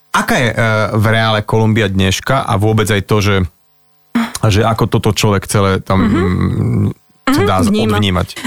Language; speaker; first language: Slovak; native; Slovak